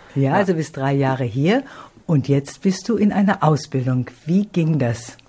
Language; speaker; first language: German; native; German